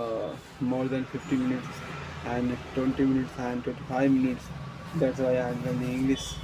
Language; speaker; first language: English; non-native, learner; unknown